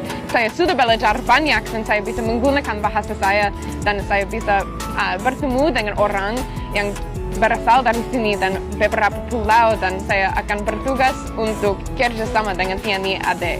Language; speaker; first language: Indonesian; non-native, learner; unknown